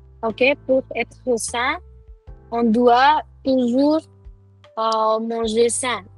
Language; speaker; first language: French; non-native, fluent; Hindi